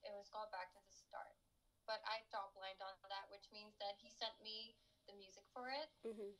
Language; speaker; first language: English; non-native, local second language; Urdu